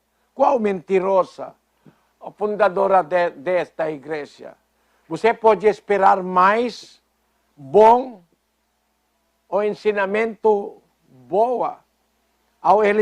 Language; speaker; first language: Portuguese; non-native, fluent; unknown